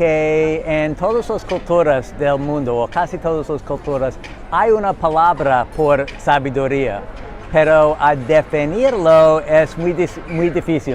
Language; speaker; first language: Spanish; non-native, learner; English